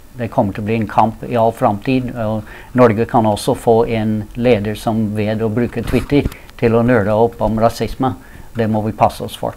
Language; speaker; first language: Norwegian; non-native, fluent; English